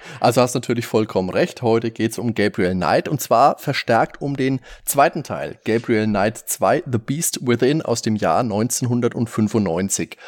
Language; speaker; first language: German; native; German